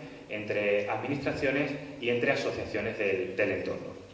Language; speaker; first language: Spanish; native; Spanish